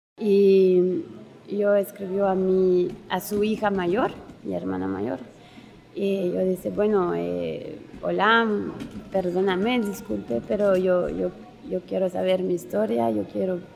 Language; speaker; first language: Spanish; non-native, learner; French